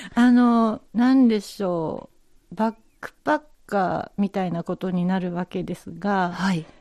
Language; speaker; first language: Japanese; native; Japanese